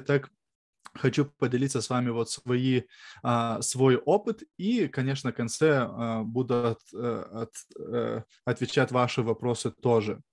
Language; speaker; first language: Russian; non-native, fluent; Lithuanian